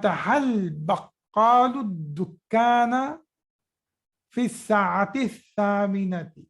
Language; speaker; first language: Arabic; non-native, fluent; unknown